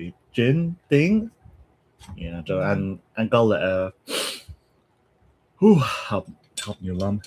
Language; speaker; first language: Vietnamese; non-native, learner; English